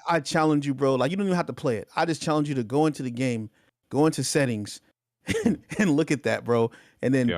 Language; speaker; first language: English; native; English